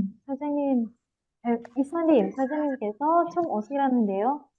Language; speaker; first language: Korean; non-native, fluent; Indonesian